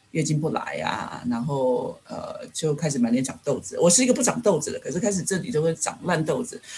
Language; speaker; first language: Chinese; native; Chinese